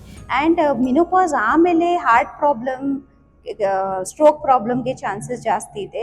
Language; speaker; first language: Kannada; non-native, fluent; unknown